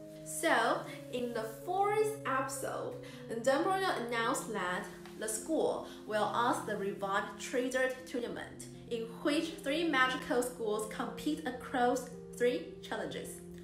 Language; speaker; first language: English; non-native, fluent; Chinese